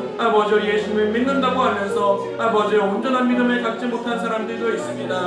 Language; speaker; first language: Korean; native; Korean